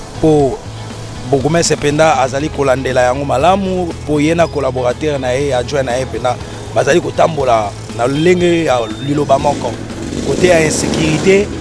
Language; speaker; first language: Lingala; native; Lingala